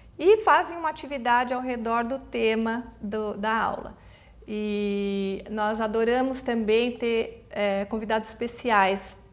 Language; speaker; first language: Portuguese; native; Portuguese